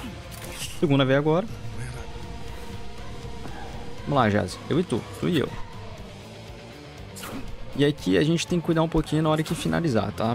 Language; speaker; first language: Portuguese; native; Portuguese